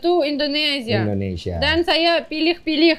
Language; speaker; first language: Indonesian; non-native, learner; Russian